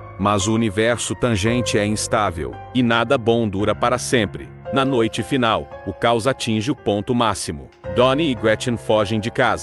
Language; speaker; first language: Portuguese; native; Portuguese